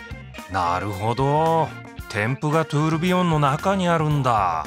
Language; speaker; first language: Japanese; native; Japanese